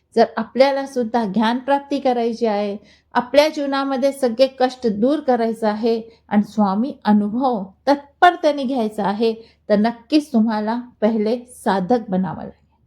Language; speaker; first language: Marathi; non-native, local second language; Hindi